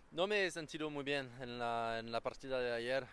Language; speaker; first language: Spanish; non-native, learner; French